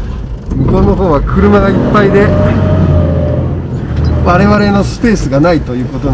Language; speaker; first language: Japanese; native; Japanese